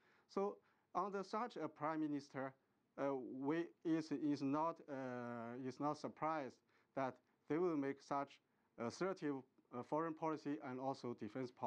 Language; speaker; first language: English; non-native, fluent; Chinese